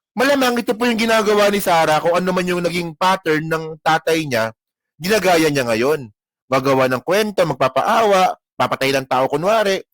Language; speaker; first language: Filipino; non-native, local second language; Hiligaynon